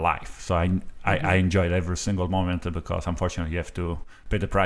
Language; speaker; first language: English; non-native, fluent; Italian